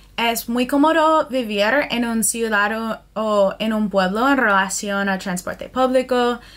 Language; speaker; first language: Spanish; non-native, fluent; English